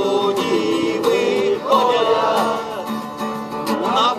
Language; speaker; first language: Russian; native; Russian